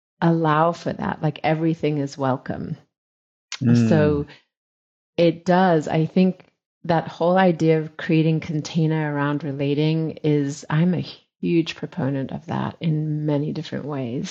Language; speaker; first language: English; native; English